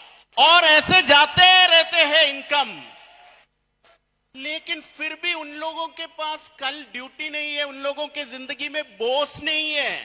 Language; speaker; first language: Hindi; non-native, fluent; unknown